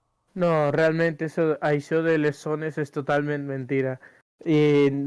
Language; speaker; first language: Catalan; early bilingual, other home language; Urdu